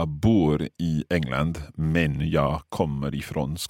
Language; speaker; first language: Swedish; non-native, learner; English